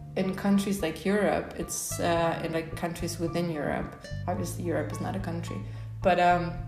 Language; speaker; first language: English; non-native, fluent; Polish